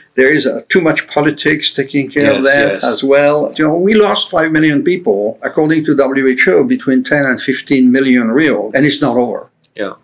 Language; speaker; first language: English; non-native, fluent; French